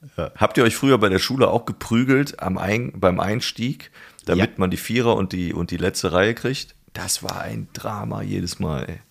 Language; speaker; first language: German; native; German